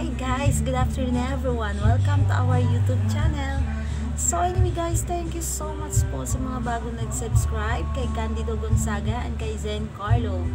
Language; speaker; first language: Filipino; non-native, local second language; Cebuano